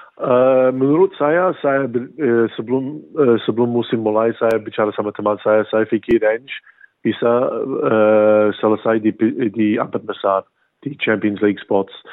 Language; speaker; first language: Indonesian; non-native, fluent; English